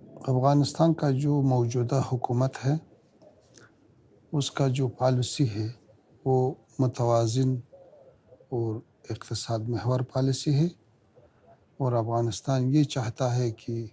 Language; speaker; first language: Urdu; non-native, fluent; Pashto